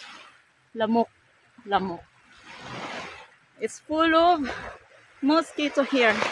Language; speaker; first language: English; non-native, learner; Filipino